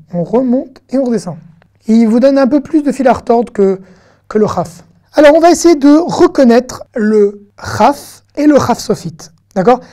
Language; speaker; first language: French; native; French